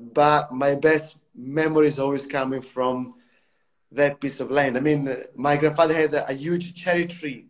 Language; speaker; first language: English; non-native, fluent; Italian